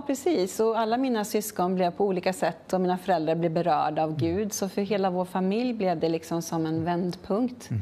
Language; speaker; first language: Swedish; native; Swedish